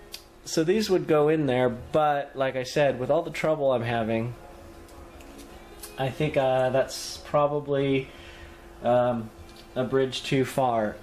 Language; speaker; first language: English; native; English